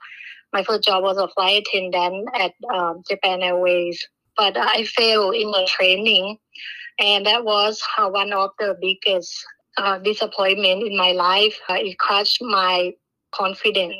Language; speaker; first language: English; non-native, learner; Thai